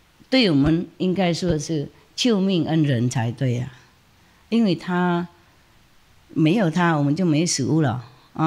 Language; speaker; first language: Chinese; non-native, fluent; Vietnamese